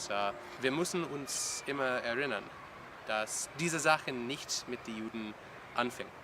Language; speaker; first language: German; non-native, learner; English